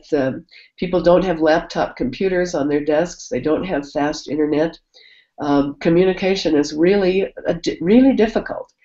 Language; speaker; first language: English; native; English